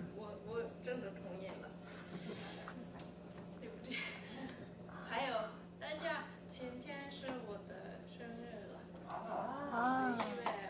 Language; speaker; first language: Chinese; early bilingual, heritage; English